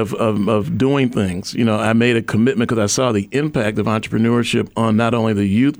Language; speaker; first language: English; native; English